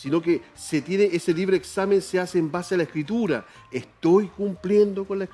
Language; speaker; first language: Spanish; native; Spanish